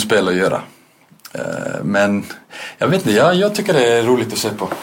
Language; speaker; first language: Swedish; non-native, fluent; Icelandic